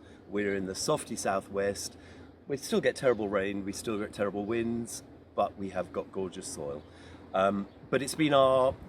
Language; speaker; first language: English; native; English